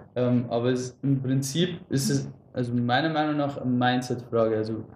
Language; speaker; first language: German; native; German